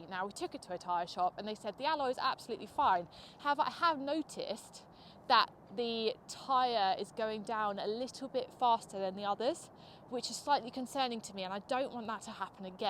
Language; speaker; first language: English; native; English